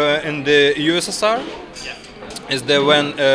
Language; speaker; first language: English; non-native, learner; Ukrainian